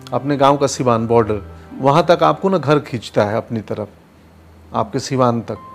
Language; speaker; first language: Hindi; native; Hindi